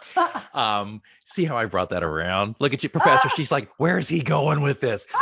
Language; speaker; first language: English; native; English